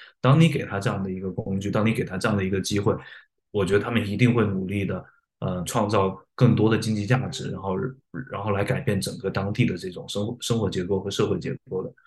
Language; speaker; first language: Chinese; native; Chinese